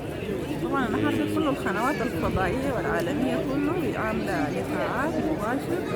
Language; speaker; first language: Arabic; native; Arabic